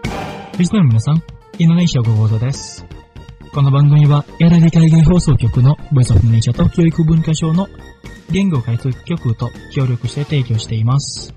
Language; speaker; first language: Japanese; non-native, fluent; Indonesian